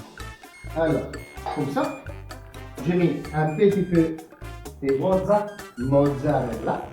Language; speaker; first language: French; non-native, fluent; Italian